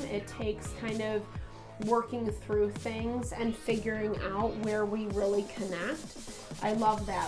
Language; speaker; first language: English; native; English